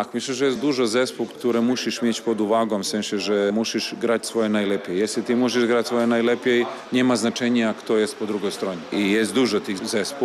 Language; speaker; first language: Polish; non-native, fluent; Serbian